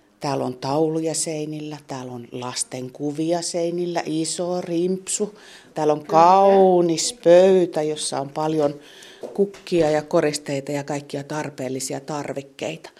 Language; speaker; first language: Finnish; native; Finnish